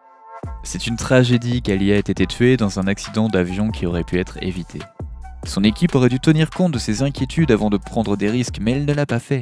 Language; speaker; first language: French; native; French